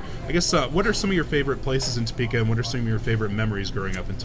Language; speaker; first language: English; native; English